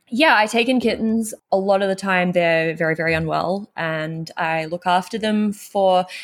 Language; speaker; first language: English; native; English